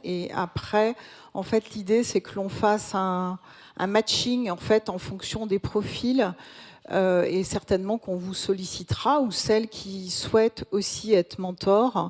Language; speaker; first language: French; native; French